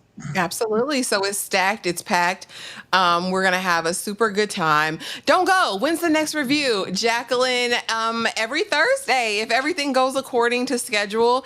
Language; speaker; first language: English; native; English